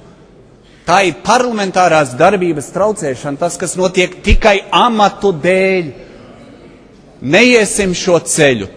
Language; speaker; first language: Latvian; early bilingual, heritage; Latvian